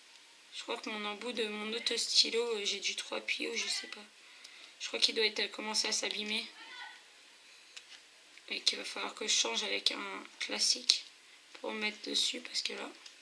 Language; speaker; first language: French; native; French